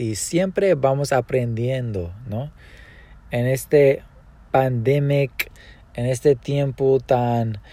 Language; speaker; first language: Spanish; early bilingual, heritage; Spanish